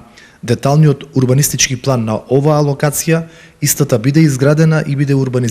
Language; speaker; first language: Macedonian; native; Macedonian